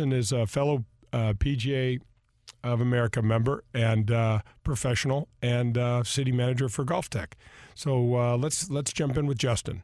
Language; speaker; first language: English; native; English